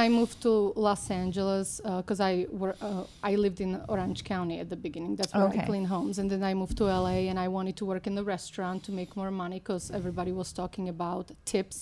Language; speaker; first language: English; non-native, fluent; Slovak